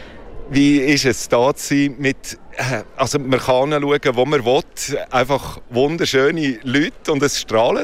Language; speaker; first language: German; native; German